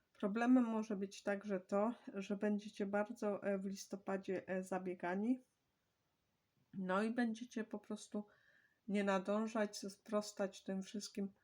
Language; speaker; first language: Polish; native; Polish